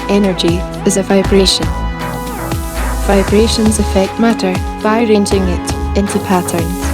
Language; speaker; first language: English; native; English